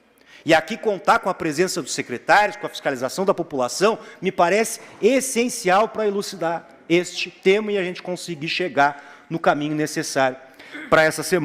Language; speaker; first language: Portuguese; native; Portuguese